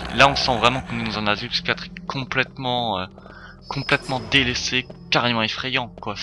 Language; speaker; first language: French; native; French